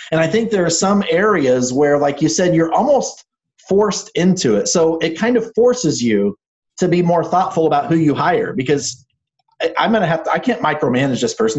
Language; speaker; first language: English; native; English